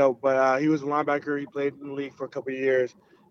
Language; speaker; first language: English; early bilingual, other home language; Haitian Creole